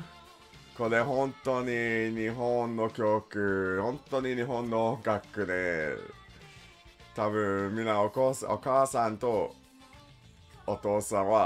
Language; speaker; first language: Japanese; non-native, learner; English